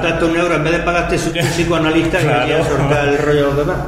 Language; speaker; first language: Spanish; native; Spanish